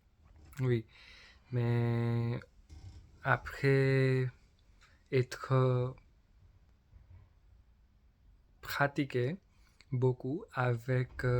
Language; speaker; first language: French; non-native, learner; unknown